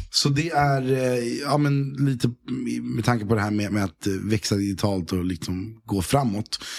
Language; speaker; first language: Swedish; early bilingual, other home language; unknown